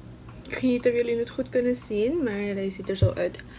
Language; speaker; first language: Dutch; non-native, local second language; Papiamento